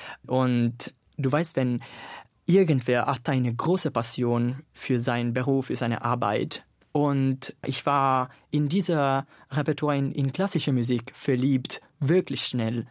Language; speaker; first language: German; non-native, fluent; Italian